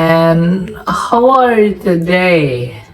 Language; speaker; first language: English; non-native, learner; Indonesian